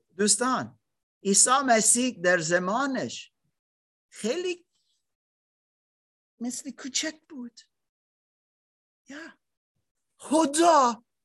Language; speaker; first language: Persian; non-native, learner; German